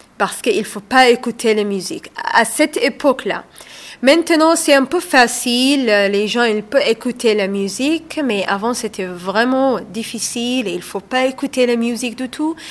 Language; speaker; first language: French; non-native, learner; Somali